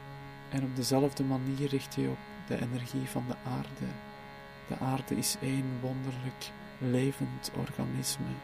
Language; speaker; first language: Dutch; native; Dutch